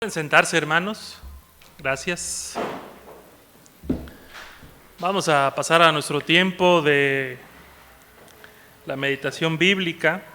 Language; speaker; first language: Spanish; native; Spanish